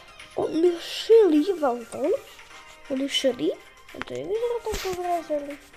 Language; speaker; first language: Polish; non-native, learner; Slovak